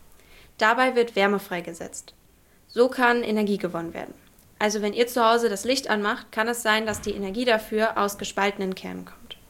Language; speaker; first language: German; native; German